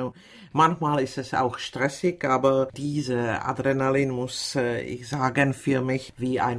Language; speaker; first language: German; non-native, fluent; Czech